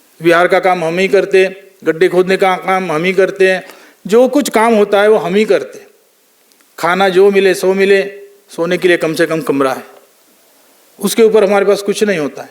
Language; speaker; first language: Hindi; non-native, local second language; Marathi